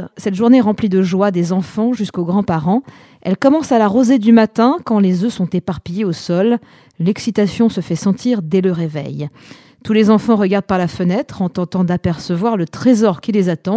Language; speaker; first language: French; native; French